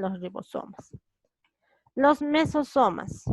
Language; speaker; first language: Spanish; native; Spanish